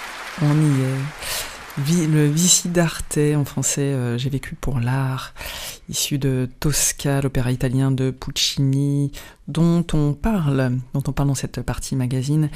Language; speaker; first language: French; native; French